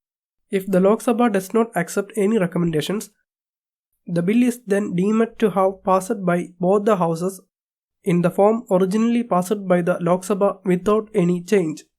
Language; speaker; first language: English; non-native, local second language; Malayalam